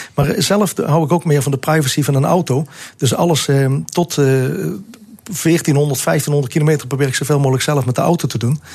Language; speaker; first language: Dutch; native; Dutch